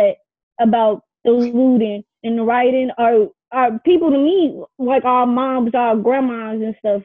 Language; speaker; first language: English; native; English